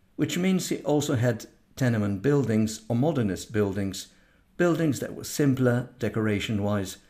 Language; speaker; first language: English; non-native, fluent; Romanian